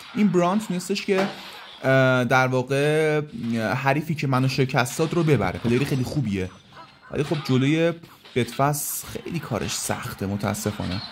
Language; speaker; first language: Persian; native; Persian